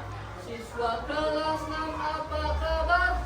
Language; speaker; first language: Indonesian; native; Indonesian